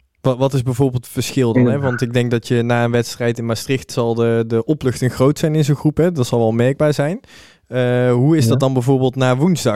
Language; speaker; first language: Dutch; native; Dutch